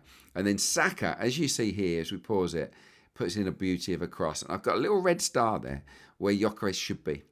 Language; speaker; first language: English; native; English